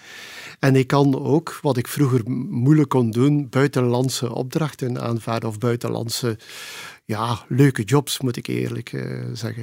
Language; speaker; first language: Dutch; native; Dutch